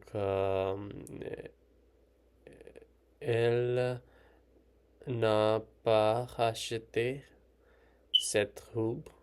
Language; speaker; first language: French; non-native, learner; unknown